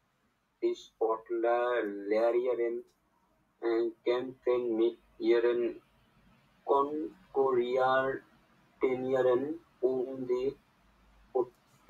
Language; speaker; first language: German; non-native, learner; Bangla